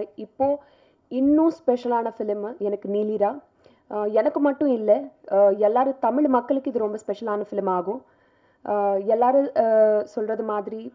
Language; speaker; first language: Tamil; non-native, local second language; Telugu